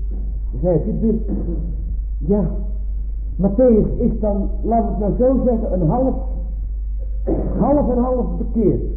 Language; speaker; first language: Dutch; native; Dutch